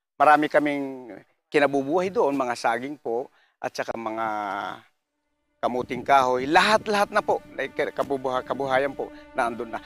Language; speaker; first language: Filipino; non-native, local second language; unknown